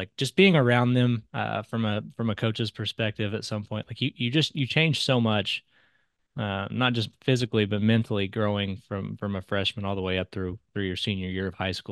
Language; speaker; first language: English; native; English